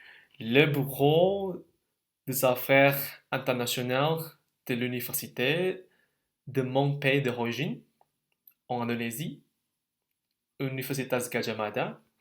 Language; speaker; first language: French; non-native, learner; Indonesian